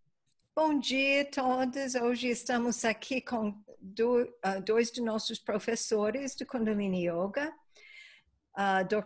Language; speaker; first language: Portuguese; non-native, fluent; Spanish